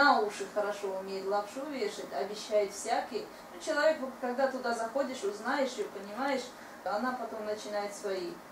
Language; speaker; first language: Russian; non-native, fluent; Tajik